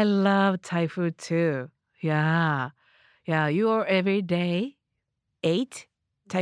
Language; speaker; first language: English; non-native, learner; Japanese